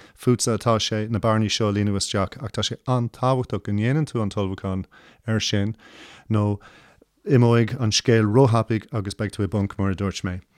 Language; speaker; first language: Irish; non-native, local second language; English